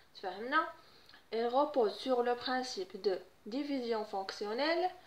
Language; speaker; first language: French; non-native, local second language; Arabic